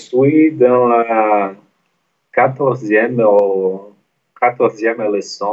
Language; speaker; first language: French; non-native, learner; Portuguese